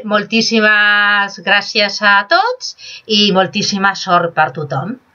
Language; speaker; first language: Catalan; non-native, local second language; Spanish